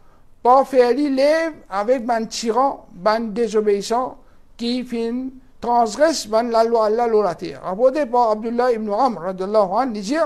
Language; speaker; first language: French; non-native, local second language; Morisyen